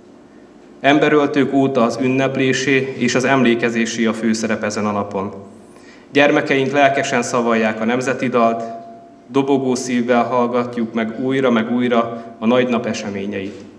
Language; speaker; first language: Hungarian; native; Hungarian